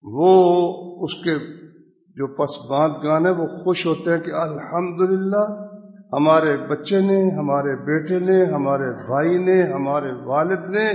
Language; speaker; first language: Urdu; non-native, local second language; Punjabi